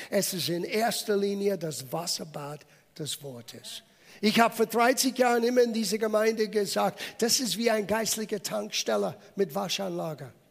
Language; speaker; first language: German; non-native, fluent; English